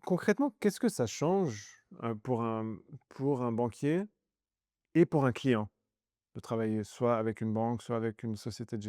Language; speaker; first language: French; native; French